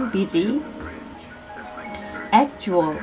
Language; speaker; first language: English; non-native, learner; Korean